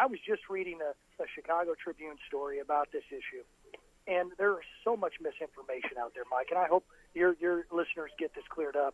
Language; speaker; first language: English; native; English